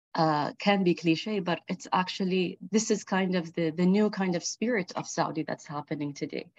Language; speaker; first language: English; early bilingual, other home language; Arabic